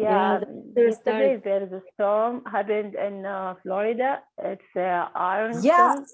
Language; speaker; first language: English; non-native, learner; Arabic